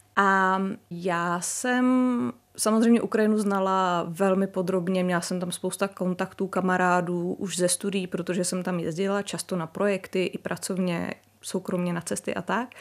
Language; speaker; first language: Czech; native; Czech